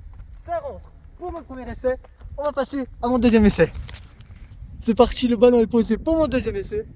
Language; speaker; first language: French; native; French